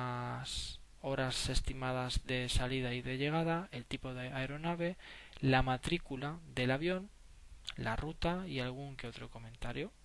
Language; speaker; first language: Spanish; native; Spanish